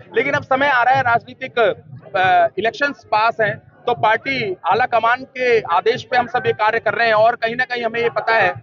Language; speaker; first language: Hindi; native; Hindi